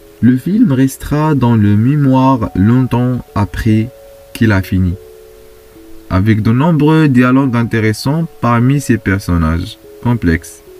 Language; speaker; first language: French; non-native, fluent; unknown